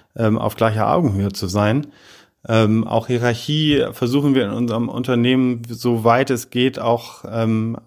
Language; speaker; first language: German; native; German